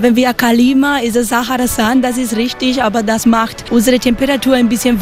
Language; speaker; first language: German; non-native, learner; Spanish